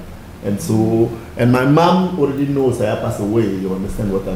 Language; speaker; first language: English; non-native, fluent; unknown